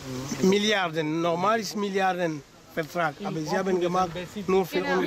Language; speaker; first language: German; non-native, learner; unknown